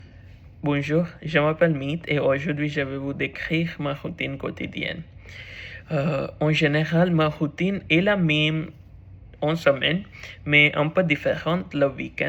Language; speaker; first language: French; non-native, learner; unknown